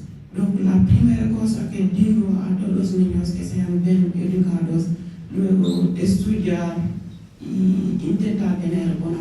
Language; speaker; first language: Spanish; non-native, local second language; Wolof